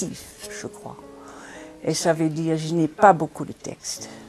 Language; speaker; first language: French; non-native, fluent; Dutch